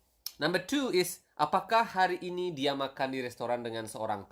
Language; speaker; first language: Indonesian; native; Indonesian